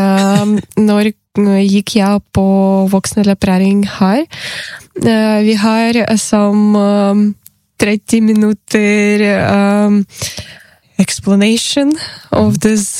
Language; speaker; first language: Norwegian; non-native, learner; Ukrainian